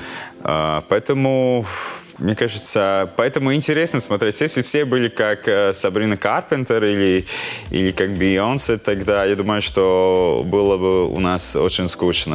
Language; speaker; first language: Russian; non-native, local second language; Latvian